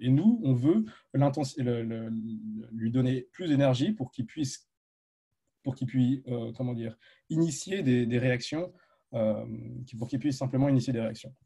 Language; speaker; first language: French; native; French